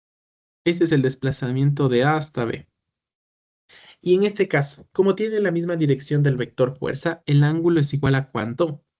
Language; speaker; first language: Spanish; native; Spanish